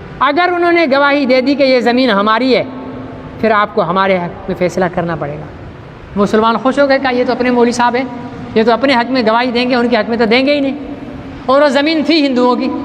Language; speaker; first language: Urdu; non-native, local second language; Sindhi